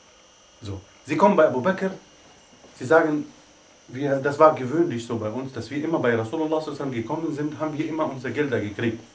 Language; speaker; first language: German; non-native, fluent; Arabic